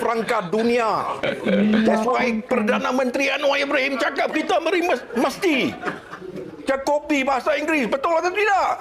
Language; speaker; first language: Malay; non-native, local second language; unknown